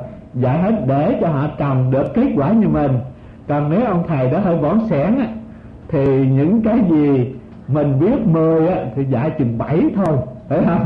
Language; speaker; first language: Vietnamese; native; Vietnamese